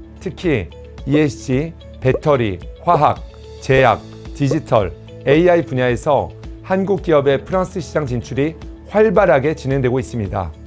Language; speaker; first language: Korean; early bilingual, heritage; Korean